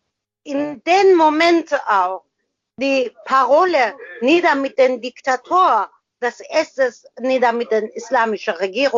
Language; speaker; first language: German; non-native, learner; Persian